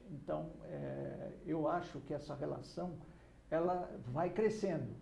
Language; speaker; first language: Portuguese; non-native, fluent; German